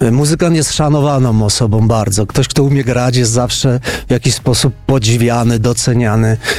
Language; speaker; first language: Polish; native; Polish